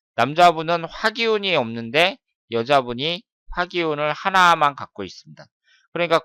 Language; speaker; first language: Korean; native; Korean